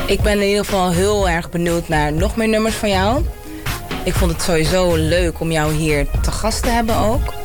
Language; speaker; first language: Dutch; native; Dutch